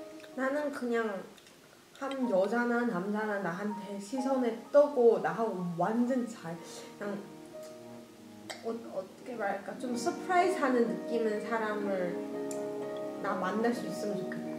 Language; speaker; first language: Korean; non-native, learner; Chinese